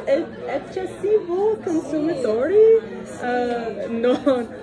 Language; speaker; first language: Italian; non-native, learner; English